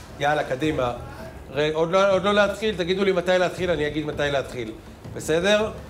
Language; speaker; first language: Hebrew; native; Hebrew